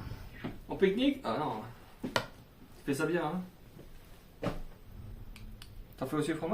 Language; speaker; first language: French; native; French